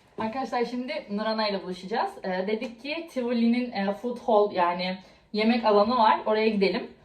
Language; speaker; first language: Turkish; native; Turkish